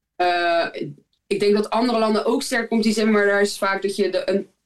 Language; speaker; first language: Dutch; native; Dutch